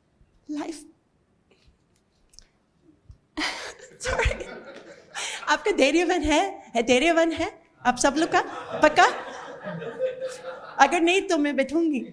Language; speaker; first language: Hindi; non-native, learner; English